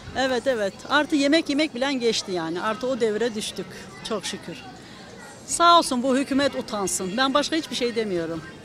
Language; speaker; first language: Turkish; native; Turkish